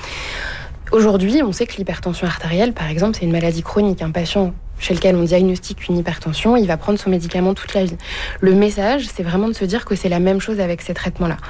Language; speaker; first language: French; native; French